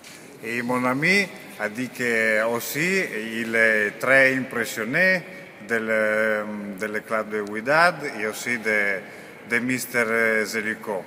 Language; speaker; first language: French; non-native, learner; Italian